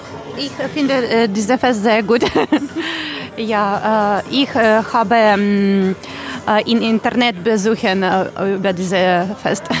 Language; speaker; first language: German; non-native, learner; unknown